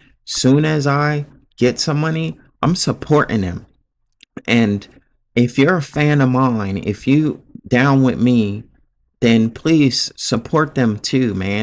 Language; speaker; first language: English; native; English